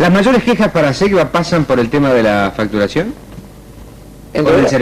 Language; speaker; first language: Spanish; native; Spanish